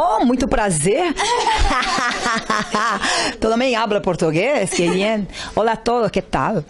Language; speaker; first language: Spanish; non-native, learner; Portuguese